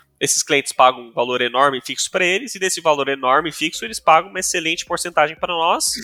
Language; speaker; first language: Portuguese; non-native, local second language; English